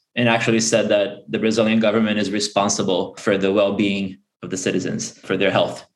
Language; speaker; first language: English; early bilingual, other home language; Portuguese